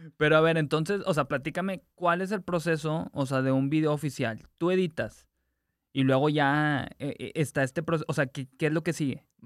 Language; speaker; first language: Spanish; native; Spanish